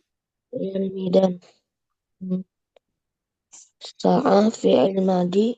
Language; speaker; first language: Arabic; non-native, learner; Indonesian